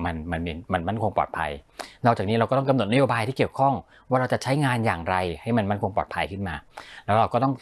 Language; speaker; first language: Thai; native; Thai